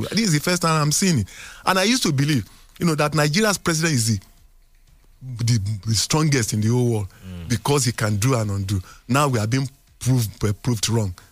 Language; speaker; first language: English; non-native, local second language; Yoruba